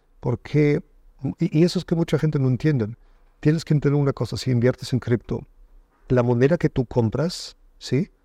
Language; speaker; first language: Spanish; non-native, fluent; German